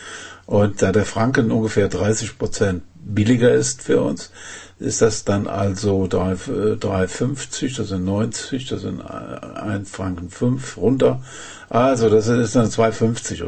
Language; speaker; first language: German; native; German